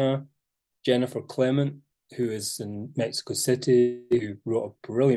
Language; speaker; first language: English; native; English